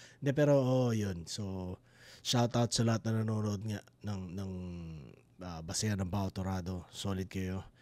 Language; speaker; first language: Filipino; native; Filipino